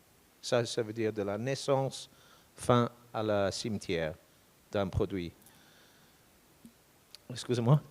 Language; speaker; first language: French; non-native, fluent; English